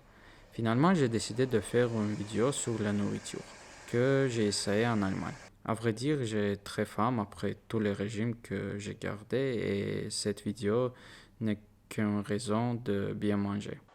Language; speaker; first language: French; non-native, learner; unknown